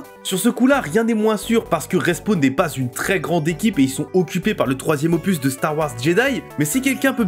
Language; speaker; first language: French; native; French